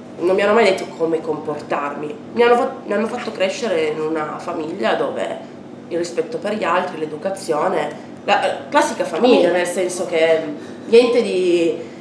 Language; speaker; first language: Italian; native; Italian